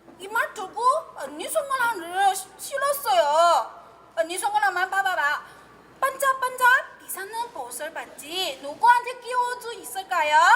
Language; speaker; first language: Korean; non-native, learner; Chinese